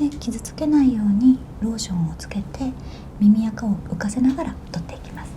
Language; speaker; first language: Japanese; native; Japanese